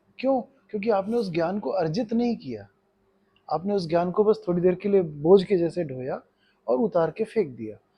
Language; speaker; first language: Hindi; native; Hindi